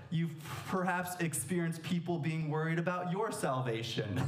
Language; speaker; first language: English; native; English